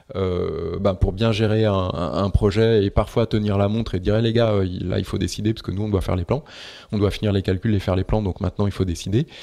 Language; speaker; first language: French; native; French